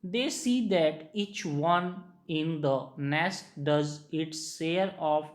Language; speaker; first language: English; non-native, local second language; Gujarati